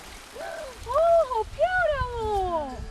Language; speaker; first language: Chinese; non-native, learner; Korean